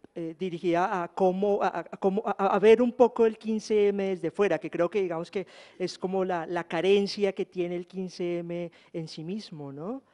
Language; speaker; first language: Spanish; native; Spanish